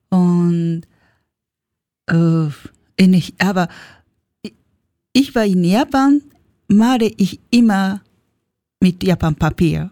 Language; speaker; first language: German; non-native, learner; Japanese